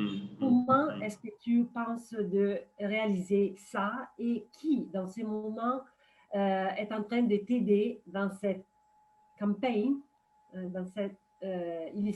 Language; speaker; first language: French; non-native, fluent; Italian